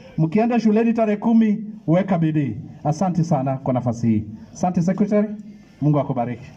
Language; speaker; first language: Swahili; non-native, local second language; Luyia